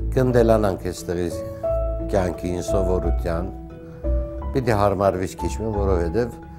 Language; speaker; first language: Armenian; early bilingual, heritage; Armenian